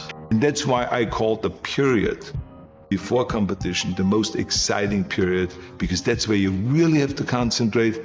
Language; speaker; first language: English; non-native, fluent; German